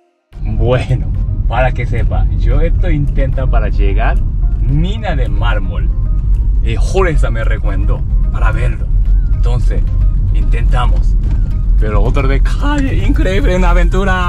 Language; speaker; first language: Spanish; non-native, learner; Japanese